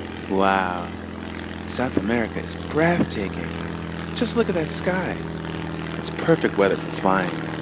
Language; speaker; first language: English; native; English